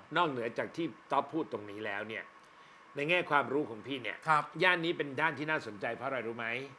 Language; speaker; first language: Thai; native; Thai